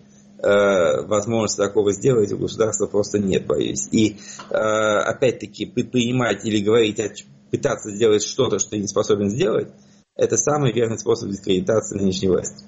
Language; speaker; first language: Russian; native; Russian